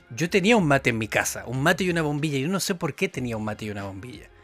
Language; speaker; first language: Spanish; native; Spanish